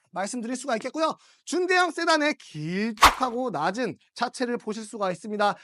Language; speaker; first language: Korean; native; Korean